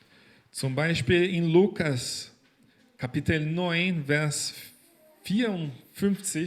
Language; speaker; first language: German; non-native, fluent; Portuguese